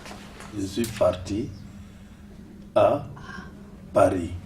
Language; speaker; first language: French; non-native, learner; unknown